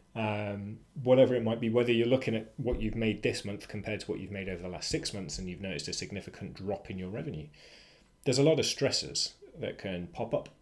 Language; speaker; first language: English; native; English